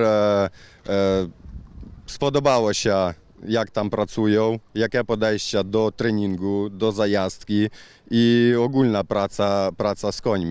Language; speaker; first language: Polish; non-native, learner; Ukrainian